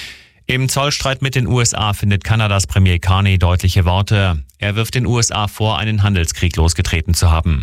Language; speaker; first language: German; native; German